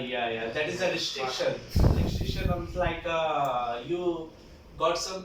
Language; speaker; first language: English; non-native, local second language; Marathi